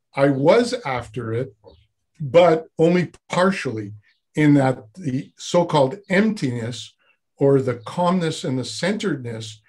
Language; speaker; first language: English; native; English